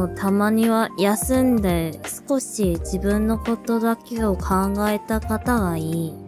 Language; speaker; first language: Japanese; non-native, learner; English